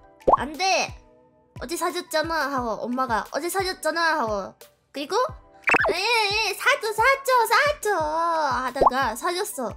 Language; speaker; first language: Korean; non-native, learner; Japanese